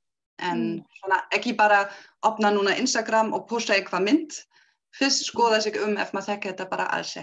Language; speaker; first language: Icelandic; non-native, learner; German